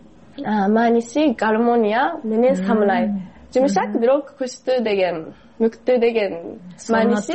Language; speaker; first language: Kyrgyz; non-native, fluent; Japanese